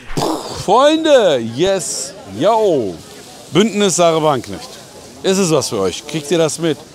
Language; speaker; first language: German; early bilingual, other home language; Persian